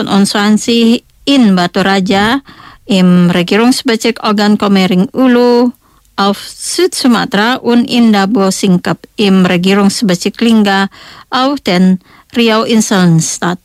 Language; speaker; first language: German; non-native, fluent; Indonesian